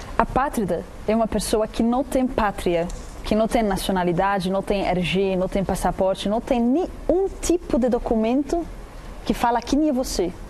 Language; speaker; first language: Portuguese; non-native, fluent; Arabic